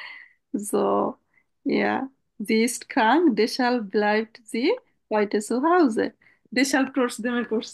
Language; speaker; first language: German; non-native, fluent; Bangla